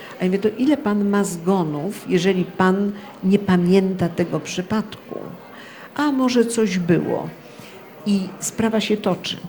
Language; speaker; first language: Polish; native; Polish